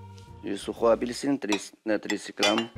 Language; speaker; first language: Russian; non-native, learner; Chinese